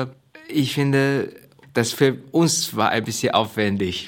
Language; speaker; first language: German; non-native, fluent; Chinese